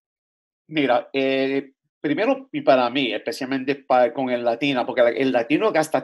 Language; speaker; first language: Spanish; early bilingual, other home language; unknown